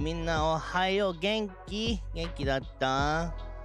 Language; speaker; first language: Japanese; non-native, learner; English